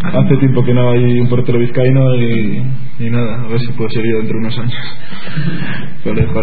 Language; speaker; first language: Spanish; native; Spanish